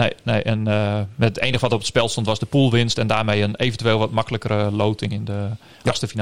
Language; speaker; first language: Dutch; native; Dutch